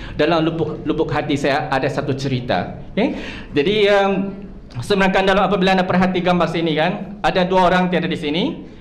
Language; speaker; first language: Malay; non-native, local second language; Chinese